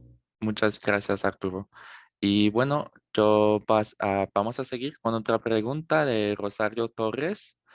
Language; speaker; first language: Spanish; non-native, fluent; French